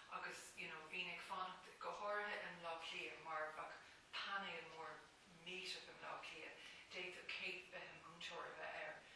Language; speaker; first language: Irish; non-native, local second language; English